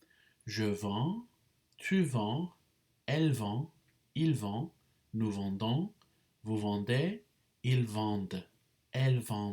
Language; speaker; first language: French; non-native, fluent; English